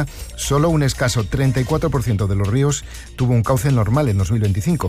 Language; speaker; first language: Spanish; native; Spanish